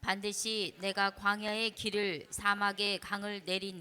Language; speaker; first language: Korean; native; Korean